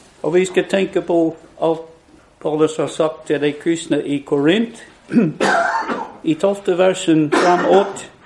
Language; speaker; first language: Swedish; non-native, fluent; English